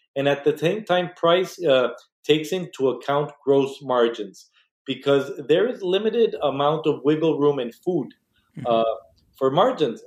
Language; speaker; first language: English; non-native, fluent; Spanish